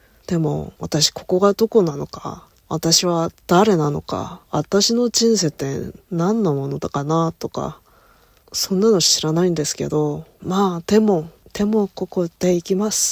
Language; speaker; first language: Japanese; non-native, learner; Korean